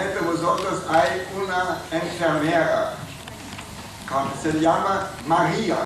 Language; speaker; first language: Spanish; non-native, fluent; French